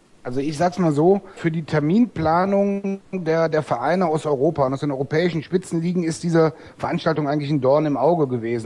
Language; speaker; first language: German; native; German